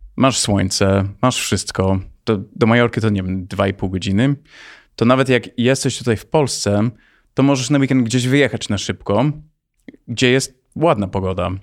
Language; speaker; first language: Polish; early bilingual, heritage; Polish